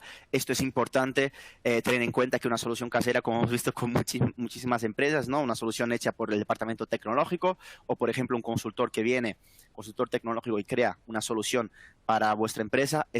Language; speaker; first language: Spanish; native; Spanish